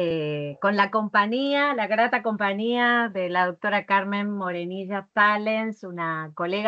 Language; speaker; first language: Spanish; native; Spanish